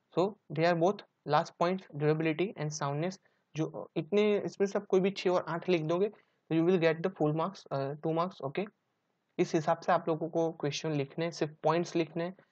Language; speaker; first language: Hindi; non-native, local second language; Gujarati